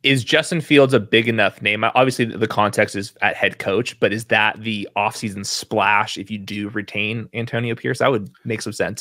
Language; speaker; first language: English; native; English